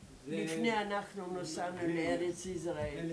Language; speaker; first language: Hebrew; non-native, learner; German